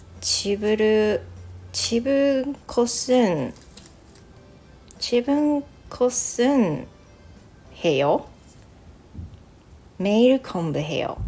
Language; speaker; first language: Korean; non-native, learner; Japanese